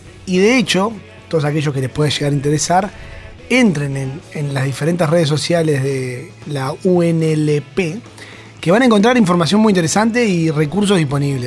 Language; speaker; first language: Spanish; native; Spanish